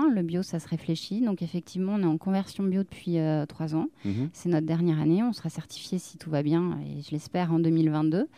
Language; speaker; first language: French; native; French